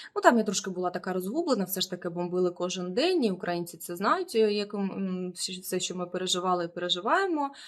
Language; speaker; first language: Ukrainian; non-native, local second language; Russian